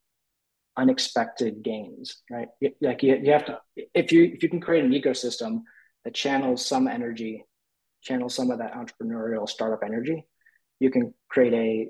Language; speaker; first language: English; native; English